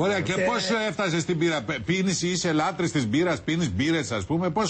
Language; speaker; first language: Greek; native; Greek